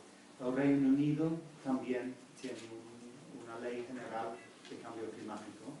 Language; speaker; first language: Spanish; non-native, fluent; English